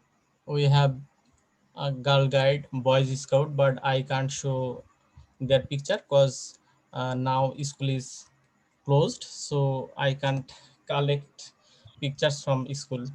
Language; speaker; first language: English; non-native, fluent; Bangla